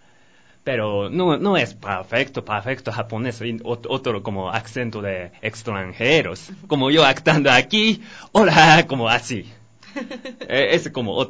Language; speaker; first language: Spanish; non-native, learner; Japanese